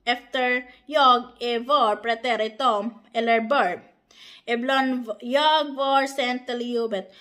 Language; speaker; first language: Swedish; non-native, learner; Filipino